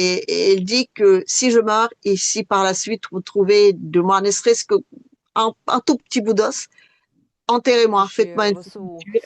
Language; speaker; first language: French; non-native, fluent; Russian